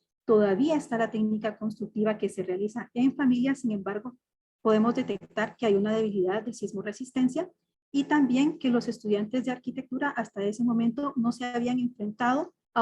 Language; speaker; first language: Spanish; native; Spanish